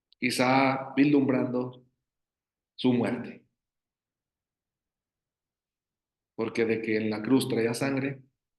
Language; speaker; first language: Spanish; native; Spanish